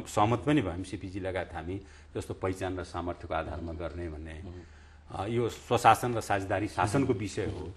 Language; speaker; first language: Nepali; non-native, local second language; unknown